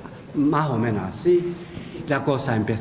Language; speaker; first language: Spanish; non-native, fluent; Japanese